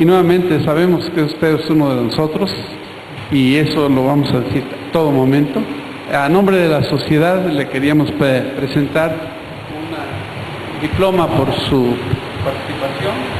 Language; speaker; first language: Spanish; native; Spanish